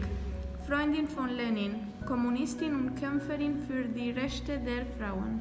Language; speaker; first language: German; non-native, learner; Spanish